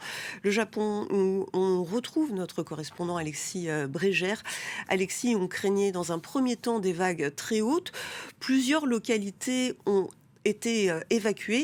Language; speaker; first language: French; native; French